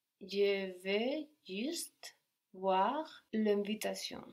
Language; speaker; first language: French; non-native, learner; English